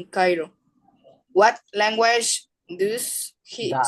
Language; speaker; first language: English; non-native, learner; Spanish